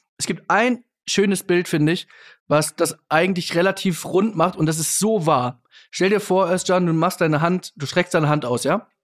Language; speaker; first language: German; native; German